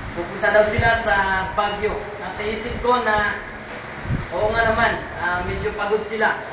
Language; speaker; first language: Filipino; non-native, local second language; Iloko